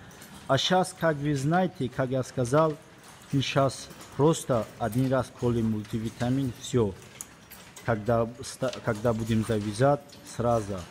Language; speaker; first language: Russian; non-native, fluent; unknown